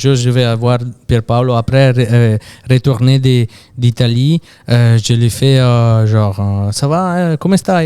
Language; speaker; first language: French; non-native, fluent; Italian